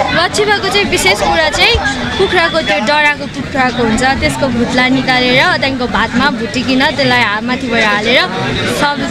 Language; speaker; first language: Nepali; native; Nepali